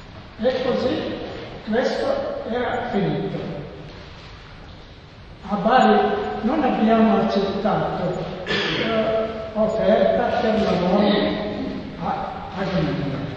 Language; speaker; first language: Italian; non-native, learner; Serbian